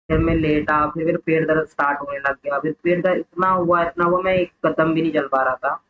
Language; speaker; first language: Hindi; native; Hindi